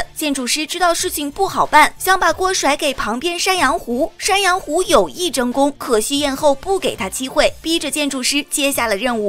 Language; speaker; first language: Chinese; native; Chinese